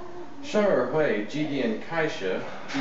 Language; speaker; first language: Chinese; non-native, learner; English